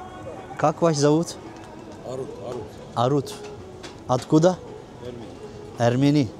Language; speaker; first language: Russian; non-native, learner; Turkish